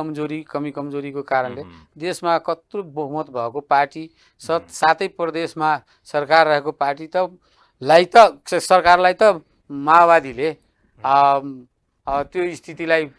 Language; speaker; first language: Nepali; native; Nepali